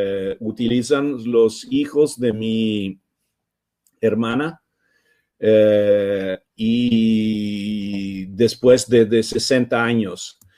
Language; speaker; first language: Spanish; non-native, fluent; Italian